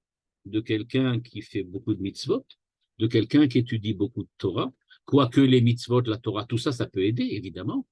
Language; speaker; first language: French; native; French